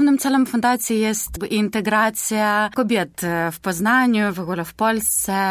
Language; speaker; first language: Polish; non-native, learner; Ukrainian